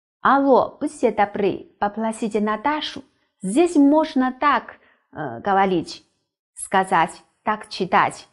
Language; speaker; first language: Russian; non-native, fluent; Chinese